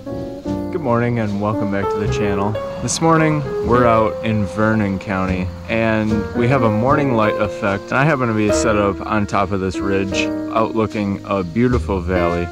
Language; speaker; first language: English; native; English